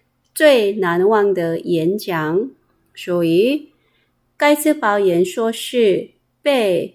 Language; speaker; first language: Chinese; non-native, fluent; Korean